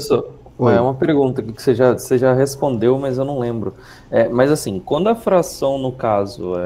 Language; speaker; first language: Portuguese; native; Portuguese